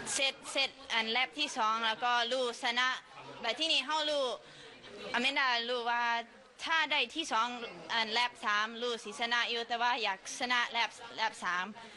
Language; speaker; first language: Thai; early bilingual, heritage; Thai